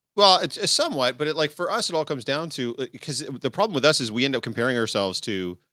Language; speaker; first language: English; native; English